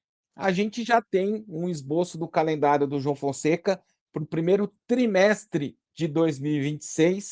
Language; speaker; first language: Portuguese; native; Portuguese